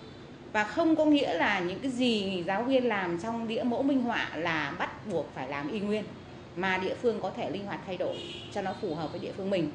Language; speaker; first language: Vietnamese; native; Vietnamese